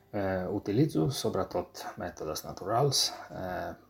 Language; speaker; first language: Catalan; non-native, fluent; Georgian